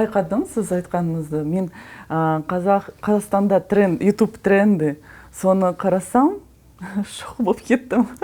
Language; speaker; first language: Kazakh; non-native, learner; Russian